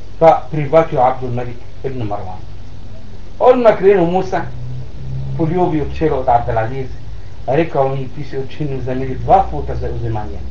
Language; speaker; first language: Bosnian; non-native, learner; Arabic